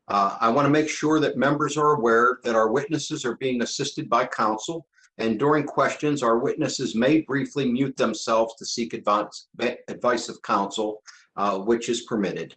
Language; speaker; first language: English; native; English